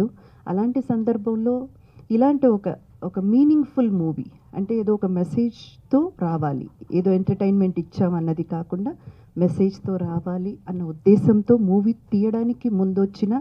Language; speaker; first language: Telugu; native; Telugu